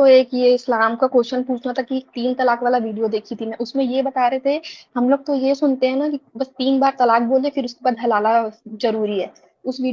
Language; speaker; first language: Hindi; native; Hindi